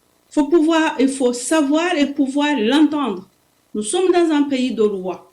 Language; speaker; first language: French; non-native, local second language; Kinyarwanda